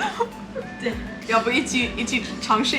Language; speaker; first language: Chinese; non-native, fluent; English